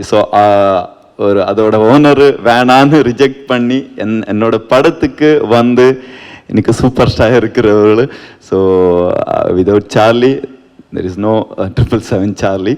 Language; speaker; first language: Tamil; non-native, learner; Kannada